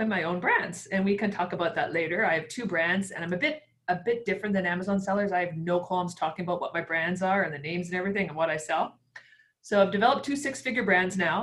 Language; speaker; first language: English; native; English